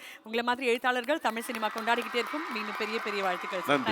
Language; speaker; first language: Tamil; native; Tamil